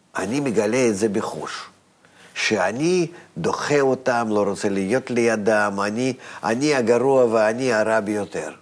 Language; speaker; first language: Hebrew; non-native, fluent; Russian